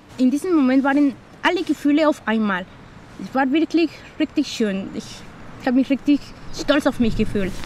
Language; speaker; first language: German; non-native, fluent; Spanish